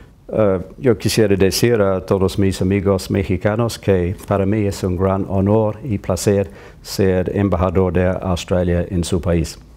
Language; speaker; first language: Spanish; non-native, fluent; English